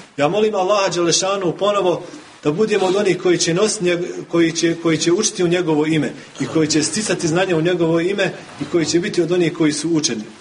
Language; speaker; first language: Bosnian; native; Bosnian